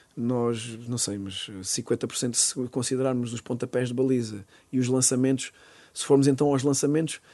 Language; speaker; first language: Portuguese; native; Portuguese